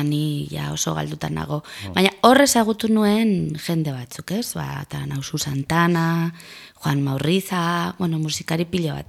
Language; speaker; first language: Basque; non-native, local second language; Spanish